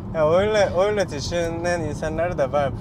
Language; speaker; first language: Turkish; non-native, learner; Korean